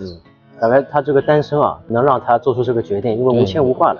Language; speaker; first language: Chinese; native; Chinese